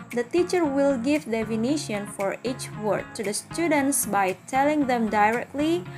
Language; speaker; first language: English; non-native, fluent; Indonesian